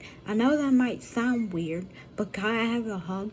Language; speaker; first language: English; native; English